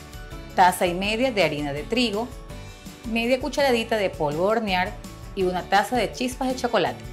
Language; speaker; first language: Spanish; native; Spanish